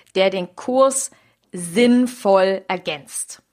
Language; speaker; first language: German; native; German